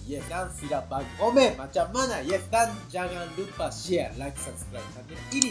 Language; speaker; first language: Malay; non-native, learner; Japanese